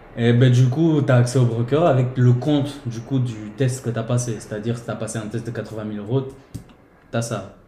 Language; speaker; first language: French; early bilingual, other home language; Portuguese